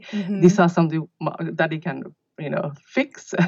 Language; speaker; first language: English; non-native, fluent; Finnish